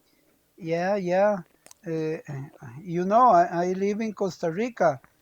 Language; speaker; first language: English; non-native, learner; Spanish